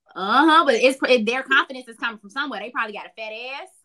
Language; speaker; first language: English; native; English